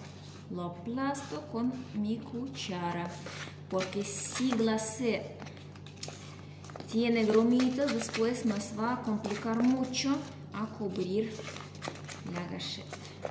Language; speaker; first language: Spanish; non-native, fluent; Russian